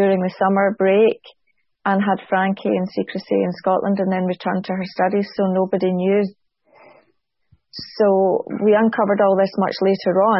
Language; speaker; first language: English; native; English